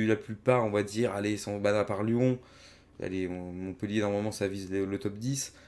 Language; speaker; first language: French; native; French